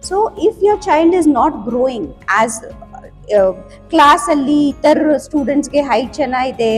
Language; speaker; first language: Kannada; non-native, fluent; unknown